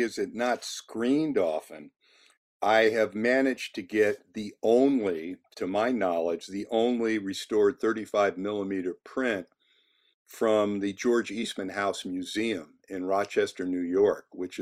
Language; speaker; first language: English; native; English